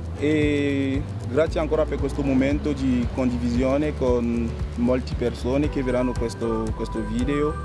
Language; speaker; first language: Italian; non-native, fluent; French